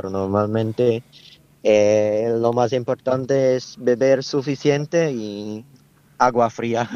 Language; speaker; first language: Spanish; non-native, learner; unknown